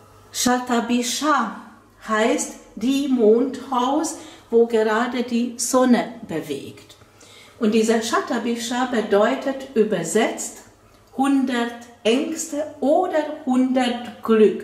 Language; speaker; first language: German; non-native, fluent; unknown